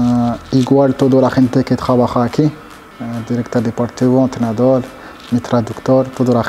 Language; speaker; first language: Spanish; non-native, fluent; French